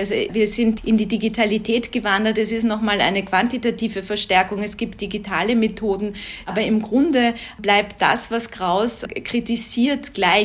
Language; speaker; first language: German; native; German